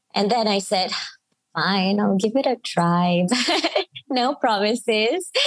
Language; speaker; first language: English; non-native, local second language; Malay